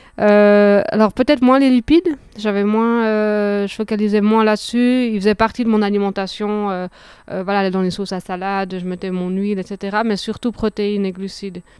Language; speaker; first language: French; native; French